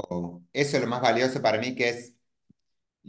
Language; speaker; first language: Spanish; native; Spanish